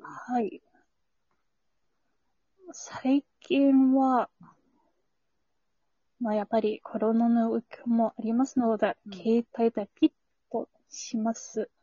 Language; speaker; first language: Japanese; non-native, learner; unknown